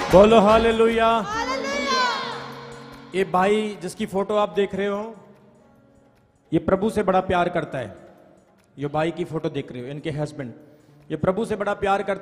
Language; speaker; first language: Hindi; non-native, local second language; Punjabi